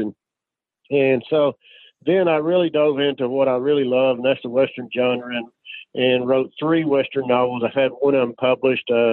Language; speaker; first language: English; native; English